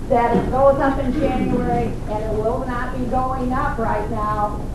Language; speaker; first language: English; native; English